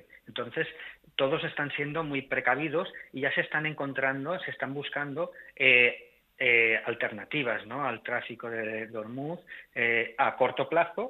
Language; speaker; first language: Spanish; native; Spanish